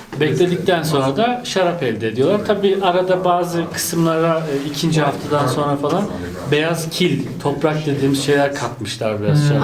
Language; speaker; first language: Turkish; native; Turkish